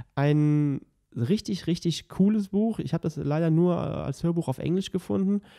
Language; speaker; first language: German; native; German